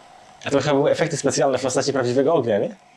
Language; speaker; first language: Polish; native; Polish